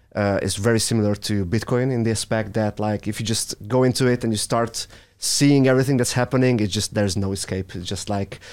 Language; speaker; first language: English; non-native, fluent; Hungarian